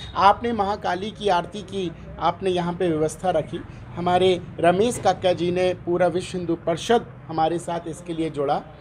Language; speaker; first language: Hindi; native; Hindi